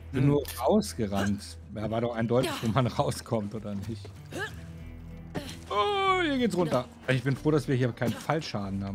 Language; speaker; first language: German; native; German